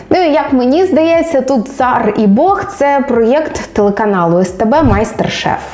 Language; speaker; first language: Ukrainian; native; Ukrainian